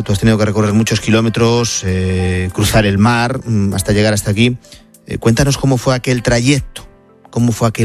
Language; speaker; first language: Spanish; native; Spanish